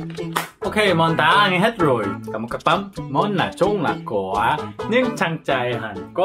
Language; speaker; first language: Vietnamese; non-native, learner; Korean